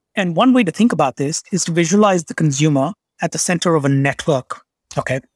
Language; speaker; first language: English; non-native, local second language; Bangla